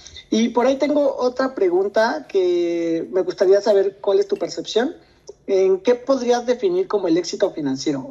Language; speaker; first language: Spanish; native; Spanish